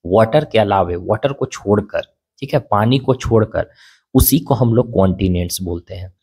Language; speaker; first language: Hindi; native; Hindi